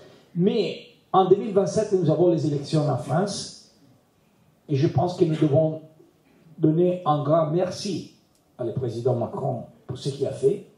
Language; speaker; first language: French; non-native, learner; Italian